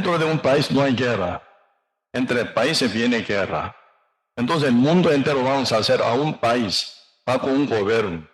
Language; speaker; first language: Spanish; non-native, learner; Korean